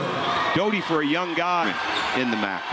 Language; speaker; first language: English; native; English